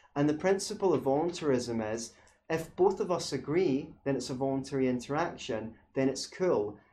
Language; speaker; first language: English; native; English